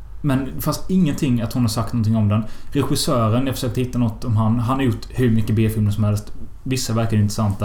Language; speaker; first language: Swedish; native; Swedish